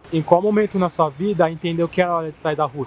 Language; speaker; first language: Portuguese; native; Portuguese